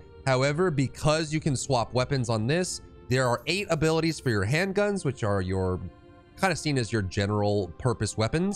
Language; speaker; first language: English; native; English